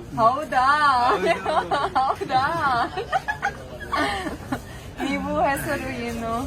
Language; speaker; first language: Kannada; non-native, learner; English